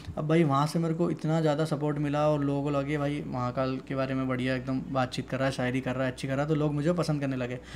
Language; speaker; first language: Hindi; native; Hindi